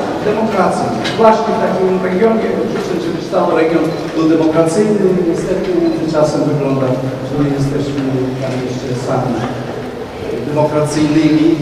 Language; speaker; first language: Polish; non-native, learner; Hebrew